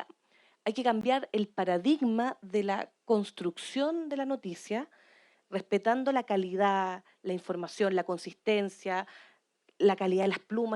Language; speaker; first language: Spanish; native; Spanish